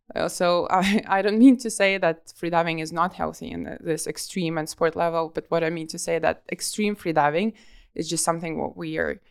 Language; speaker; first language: English; non-native, fluent; Russian